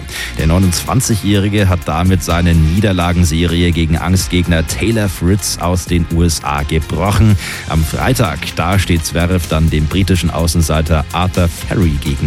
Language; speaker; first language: German; native; German